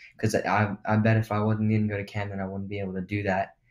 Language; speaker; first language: English; native; English